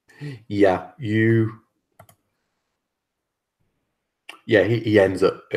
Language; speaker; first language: English; native; English